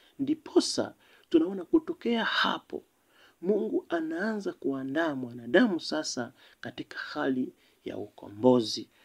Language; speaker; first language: Swahili; native; Swahili